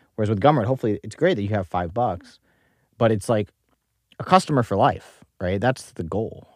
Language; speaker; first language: English; native; English